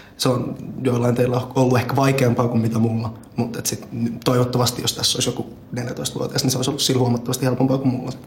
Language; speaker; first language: Finnish; early bilingual, other home language; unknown